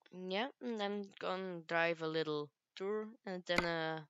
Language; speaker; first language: English; non-native, learner; Dutch